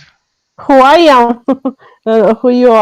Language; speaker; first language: English; non-native, learner; French